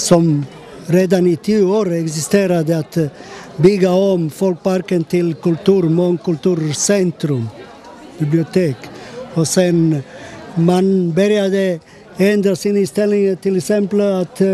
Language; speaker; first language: Swedish; non-native, fluent; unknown